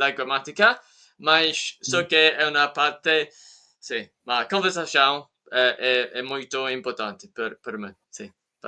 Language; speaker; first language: Portuguese; non-native, learner; English